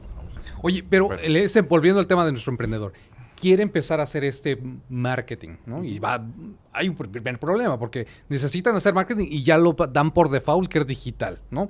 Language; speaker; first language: Spanish; native; Spanish